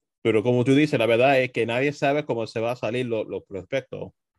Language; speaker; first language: Spanish; early bilingual, other home language; English